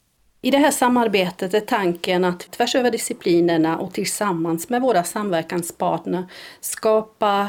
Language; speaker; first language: Swedish; non-native, fluent; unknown